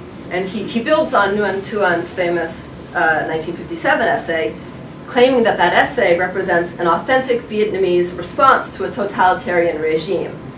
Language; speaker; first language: English; native; English